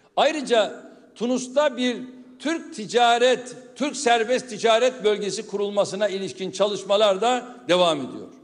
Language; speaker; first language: Turkish; native; Turkish